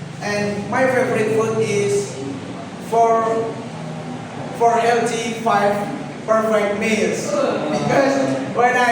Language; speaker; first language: English; non-native, learner; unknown